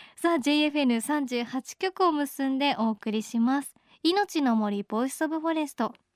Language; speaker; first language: Japanese; native; Japanese